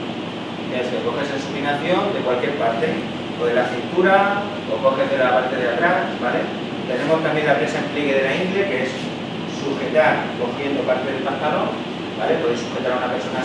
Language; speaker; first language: Spanish; native; Spanish